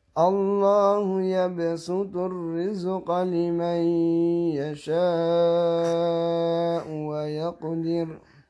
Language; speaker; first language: Arabic; non-native, learner; Indonesian